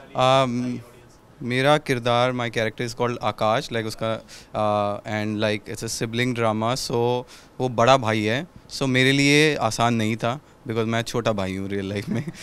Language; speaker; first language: Hindi; native; Hindi